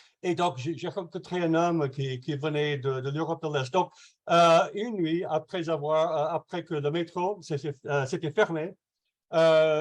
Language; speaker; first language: French; non-native, fluent; English